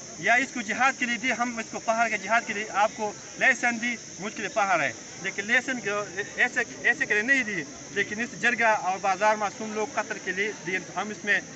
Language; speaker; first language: Urdu; non-native, local second language; Pashto